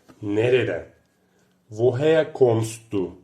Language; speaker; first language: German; non-native, fluent; Turkish